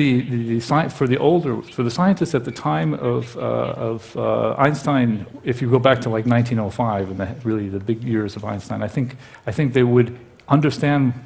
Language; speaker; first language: English; native; English